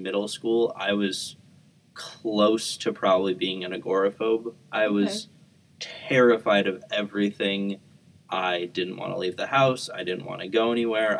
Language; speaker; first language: English; native; English